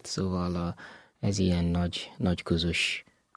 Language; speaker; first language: Hungarian; non-native, learner; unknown